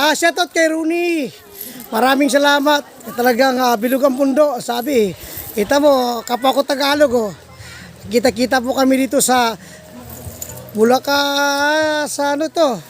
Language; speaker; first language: Filipino; non-native, local second language; Waray